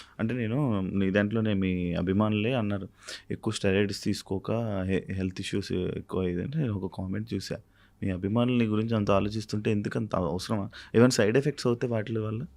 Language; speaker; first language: Telugu; native; Telugu